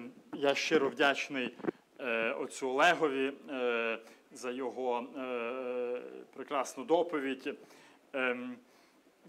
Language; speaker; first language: Ukrainian; native; Ukrainian